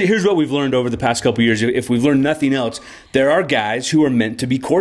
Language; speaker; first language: English; native; English